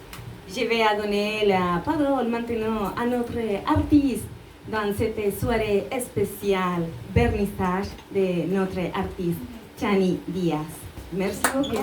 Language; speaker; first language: French; non-native, learner; Spanish